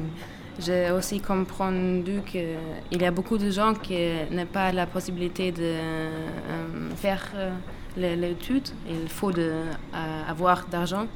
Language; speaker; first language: French; non-native, learner; German